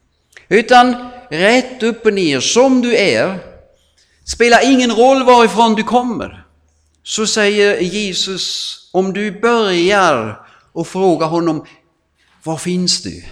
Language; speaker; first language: Swedish; non-native, fluent; German